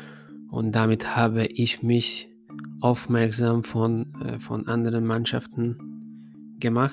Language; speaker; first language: German; non-native, fluent; Hungarian